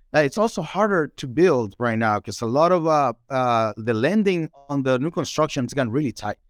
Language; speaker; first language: English; non-native, fluent; Spanish